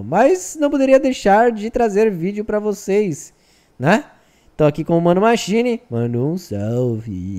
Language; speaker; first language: Portuguese; native; Portuguese